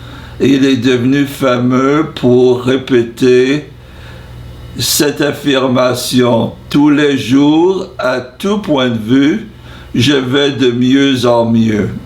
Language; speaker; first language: French; non-native, fluent; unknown